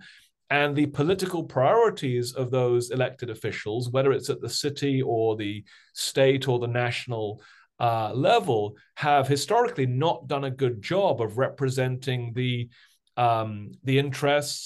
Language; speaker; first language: English; native; English